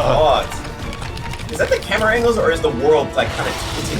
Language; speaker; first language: English; native; English